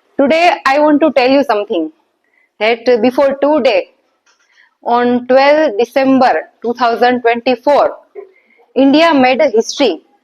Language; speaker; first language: English; non-native, local second language; Gujarati